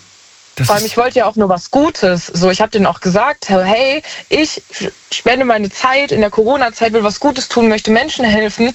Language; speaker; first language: German; native; German